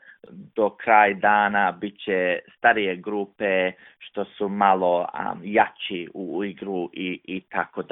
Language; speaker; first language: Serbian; early bilingual, heritage; English